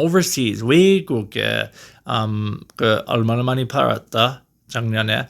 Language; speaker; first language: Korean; non-native, learner; English